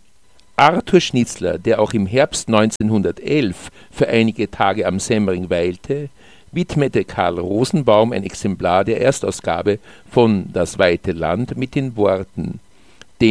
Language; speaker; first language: German; native; German